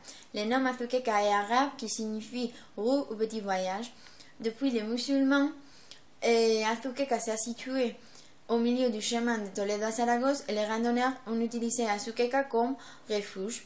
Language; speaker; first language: French; non-native, learner; Spanish